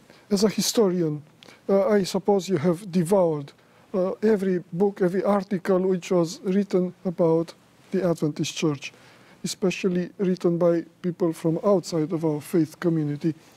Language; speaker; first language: English; non-native, fluent; Romanian